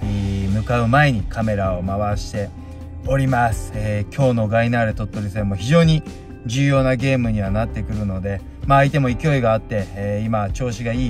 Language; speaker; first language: Japanese; native; Japanese